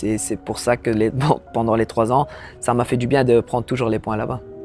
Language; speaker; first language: French; non-native, local second language; Dutch